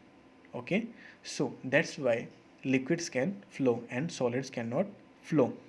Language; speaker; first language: English; non-native, local second language; Hindi